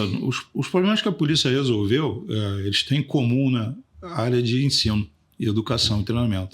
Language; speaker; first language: Portuguese; native; Portuguese